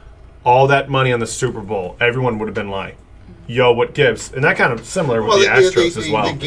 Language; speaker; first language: English; native; English